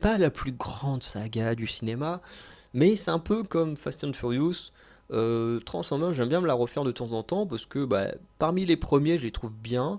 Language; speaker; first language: French; native; French